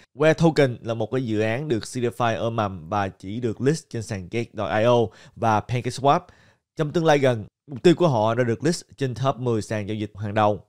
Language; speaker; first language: Vietnamese; native; Vietnamese